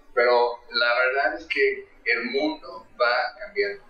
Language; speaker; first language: Spanish; non-native, fluent; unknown